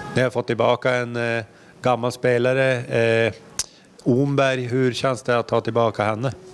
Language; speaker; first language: Swedish; native; Swedish